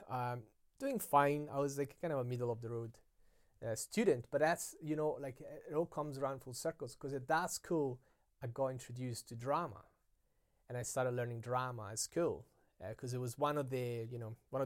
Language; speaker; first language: English; non-native, fluent; Italian